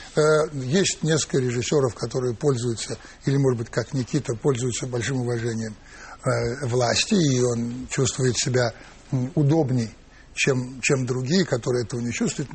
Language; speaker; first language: Russian; native; Russian